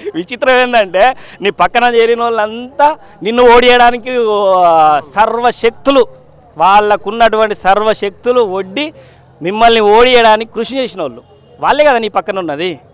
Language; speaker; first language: Telugu; native; Telugu